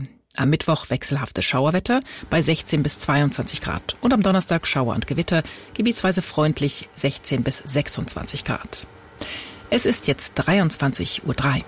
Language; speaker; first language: German; native; German